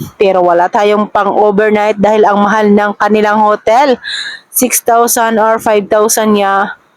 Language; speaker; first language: Filipino; non-native, local second language; Cebuano